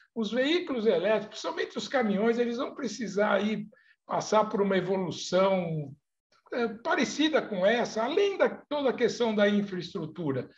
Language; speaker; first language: Portuguese; native; Portuguese